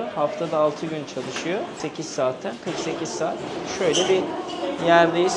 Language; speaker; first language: Turkish; native; Turkish